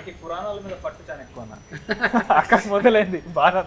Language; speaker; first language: Telugu; native; Telugu